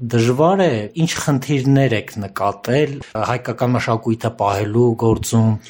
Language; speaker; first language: Armenian; native; Armenian